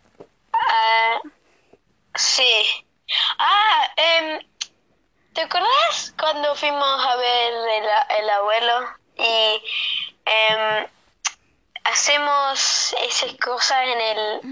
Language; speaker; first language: Spanish; early bilingual, heritage; Spanish